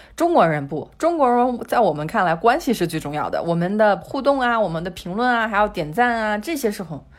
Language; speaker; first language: Chinese; native; Chinese